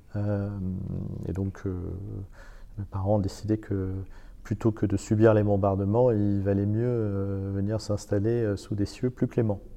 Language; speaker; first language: French; non-native, fluent; Persian